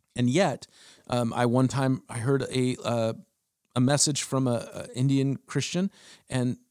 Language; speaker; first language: English; early bilingual, other home language; German